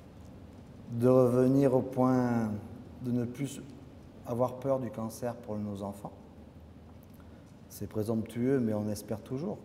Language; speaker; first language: French; native; French